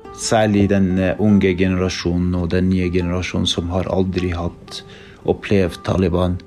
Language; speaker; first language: Norwegian; non-native, fluent; Persian